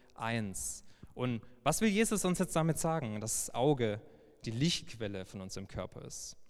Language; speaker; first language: German; native; German